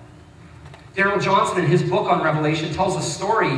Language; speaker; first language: English; native; English